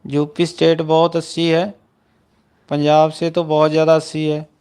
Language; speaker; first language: Hindi; non-native, local second language; Punjabi